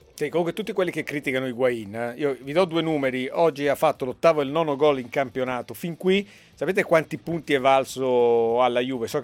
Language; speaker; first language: Italian; native; Italian